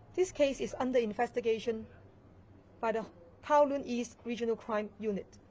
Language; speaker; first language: English; non-native, local second language; Chinese